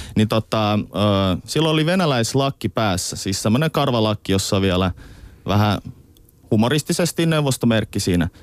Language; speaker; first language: Finnish; early bilingual, other home language; Russian